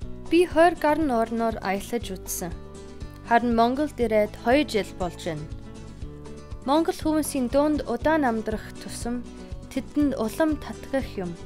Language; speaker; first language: Mongolian; non-native, fluent; English